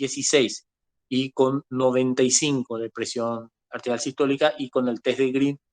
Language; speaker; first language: Spanish; native; Spanish